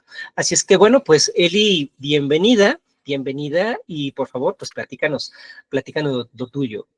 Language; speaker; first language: Spanish; native; Spanish